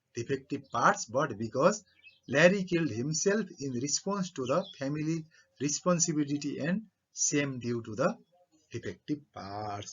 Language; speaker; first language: English; non-native, local second language; Nepali